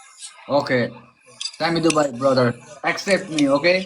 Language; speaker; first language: English; non-native, learner; Nepali